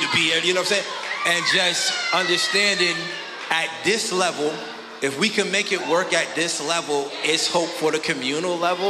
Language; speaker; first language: English; native; English